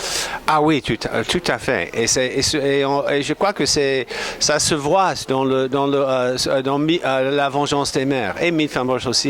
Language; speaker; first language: French; non-native, fluent; English